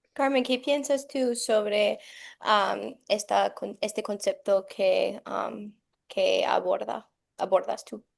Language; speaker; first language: Spanish; non-native, fluent; English